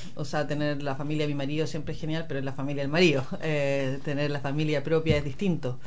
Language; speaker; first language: Spanish; native; Spanish